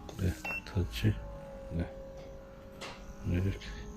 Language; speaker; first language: Korean; native; Korean